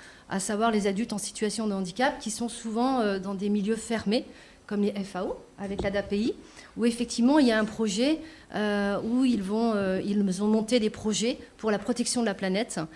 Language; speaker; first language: French; native; French